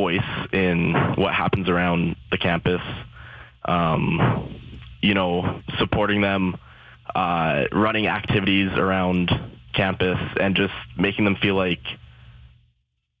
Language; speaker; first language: English; native; English